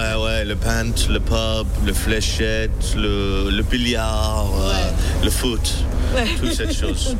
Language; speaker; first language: French; non-native, learner; English